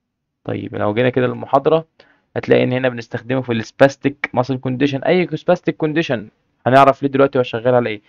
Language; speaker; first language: Arabic; native; Arabic